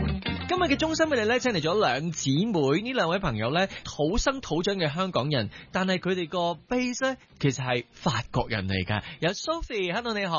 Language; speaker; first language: Cantonese; native; Cantonese